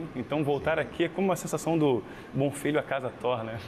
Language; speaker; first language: Portuguese; native; Portuguese